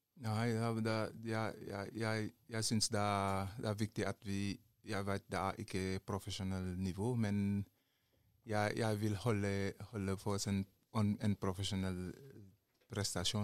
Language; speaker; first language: Norwegian; non-native, learner; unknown